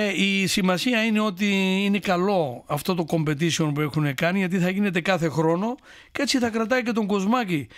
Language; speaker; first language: Greek; early bilingual, heritage; Greek